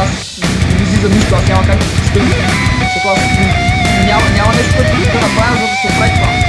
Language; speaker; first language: Bulgarian; native; Bulgarian